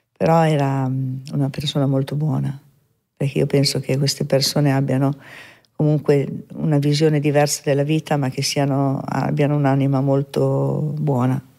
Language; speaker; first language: Italian; native; Italian